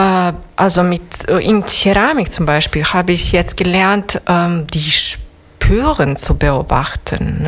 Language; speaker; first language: German; non-native, fluent; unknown